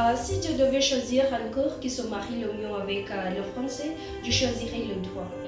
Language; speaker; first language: French; non-native, fluent; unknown